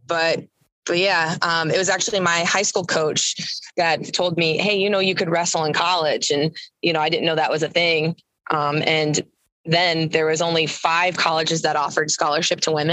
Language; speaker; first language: English; native; English